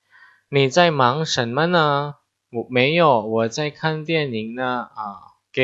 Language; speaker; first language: Chinese; non-native, fluent; Indonesian